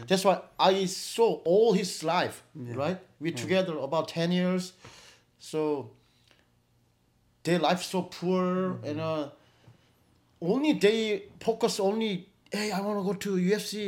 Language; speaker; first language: English; non-native, learner; Korean